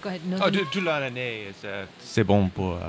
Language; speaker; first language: French; non-native, learner; English